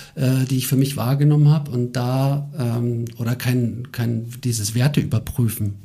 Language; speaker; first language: German; native; German